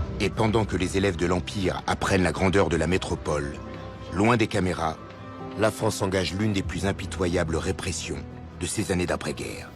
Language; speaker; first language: French; native; French